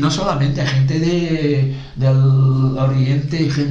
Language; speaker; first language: Spanish; non-native, fluent; Portuguese